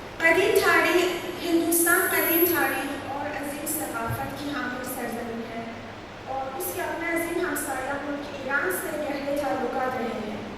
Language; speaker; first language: Urdu; non-native, fluent; Persian